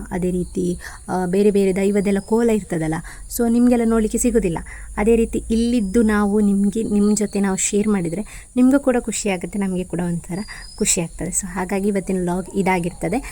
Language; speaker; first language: Kannada; non-native, local second language; Tulu